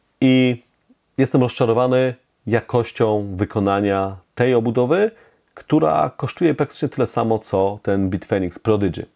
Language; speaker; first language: Polish; native; Polish